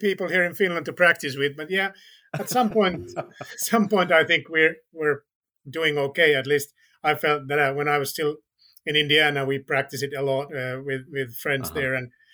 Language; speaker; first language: English; non-native, fluent; Finnish